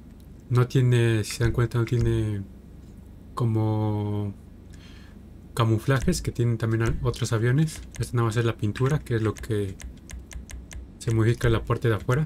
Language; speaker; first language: Spanish; native; Spanish